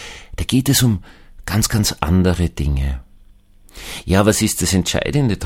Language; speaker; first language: German; native; German